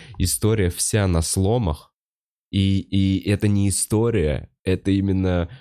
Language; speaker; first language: Russian; native; Russian